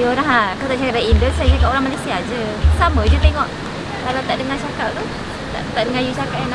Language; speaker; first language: Malay; native; Malay